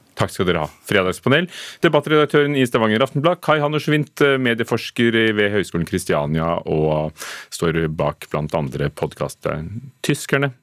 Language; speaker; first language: Norwegian; native; Norwegian